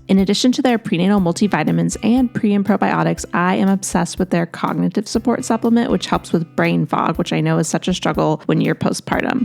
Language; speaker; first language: English; native; English